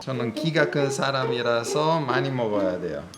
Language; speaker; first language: Korean; non-native, learner; Italian